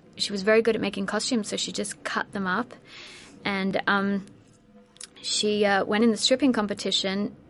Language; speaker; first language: English; native; English